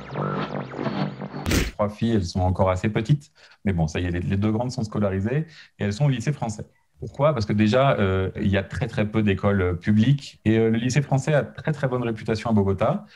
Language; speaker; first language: French; native; French